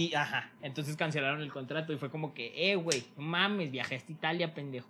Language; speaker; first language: Spanish; native; Spanish